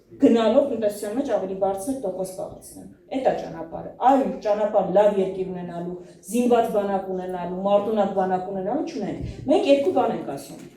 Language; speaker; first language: Armenian; native; Armenian